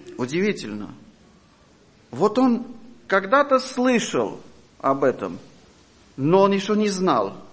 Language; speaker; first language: Russian; non-native, fluent; Armenian